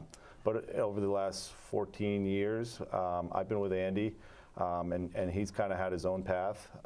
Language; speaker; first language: English; native; English